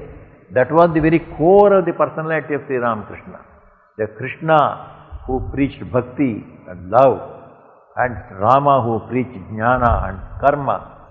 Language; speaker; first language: English; non-native, local second language; Tamil